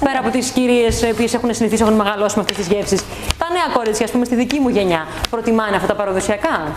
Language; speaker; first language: Greek; native; Greek